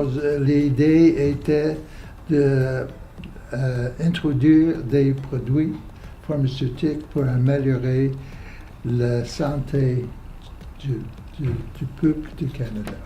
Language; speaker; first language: French; non-native, fluent; English